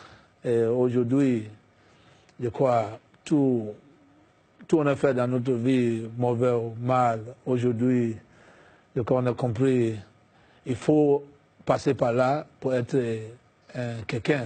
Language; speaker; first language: French; non-native, fluent; English